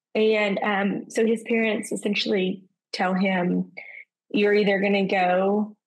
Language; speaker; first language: English; native; English